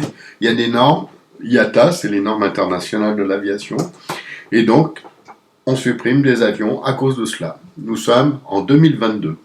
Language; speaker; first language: French; native; French